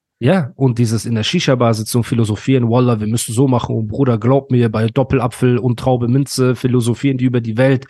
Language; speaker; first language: German; early bilingual, other home language; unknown